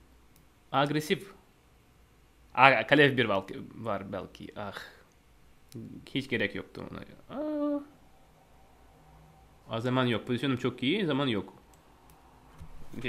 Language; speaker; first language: Turkish; non-native, fluent; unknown